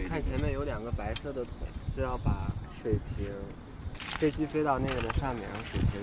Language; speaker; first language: Chinese; native; Chinese